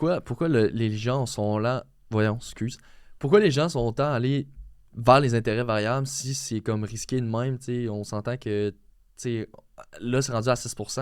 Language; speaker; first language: French; native; French